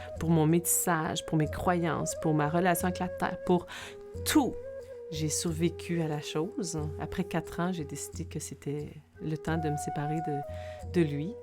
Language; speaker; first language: French; native; French